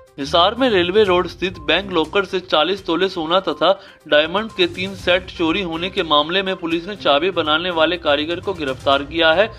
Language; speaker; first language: Hindi; native; Hindi